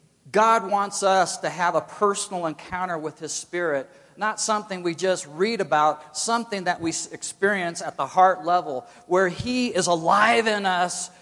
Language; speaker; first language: English; native; English